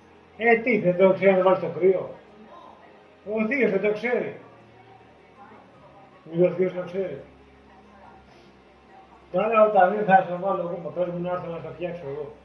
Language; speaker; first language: Greek; native; Greek